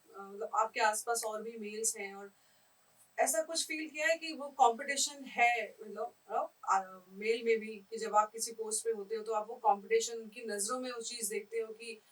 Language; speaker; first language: Hindi; native; Hindi